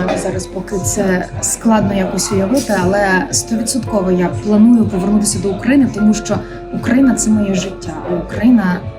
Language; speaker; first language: Ukrainian; native; Ukrainian